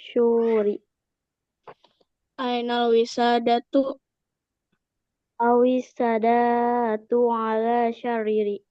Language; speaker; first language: Arabic; non-native, learner; Indonesian